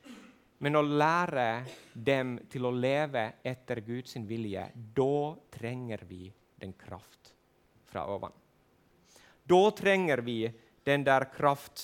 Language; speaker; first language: Swedish; non-native, fluent; Finnish